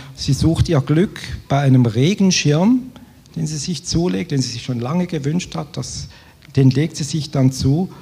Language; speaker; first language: German; native; German